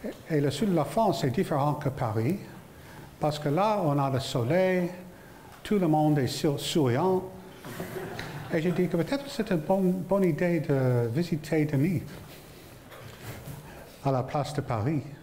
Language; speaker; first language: French; non-native, fluent; English